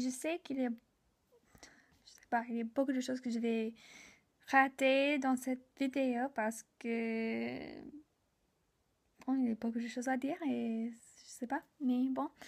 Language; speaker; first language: French; non-native, learner; English